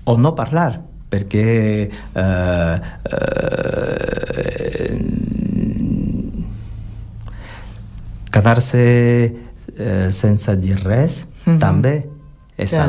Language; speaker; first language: Catalan; non-native, learner; French